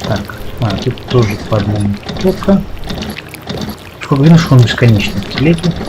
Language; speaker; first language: Russian; native; Russian